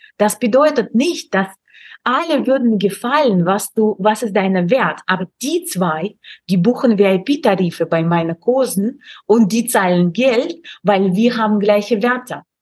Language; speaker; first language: German; non-native, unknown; Russian